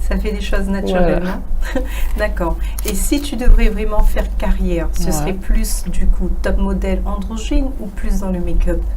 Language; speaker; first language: French; native; French